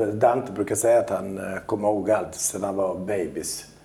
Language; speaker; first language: Swedish; early bilingual, other home language; Albanian